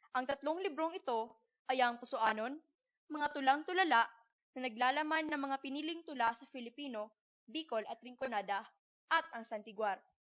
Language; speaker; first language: Filipino; non-native, local second language; Bikol